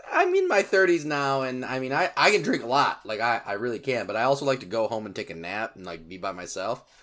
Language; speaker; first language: English; native; English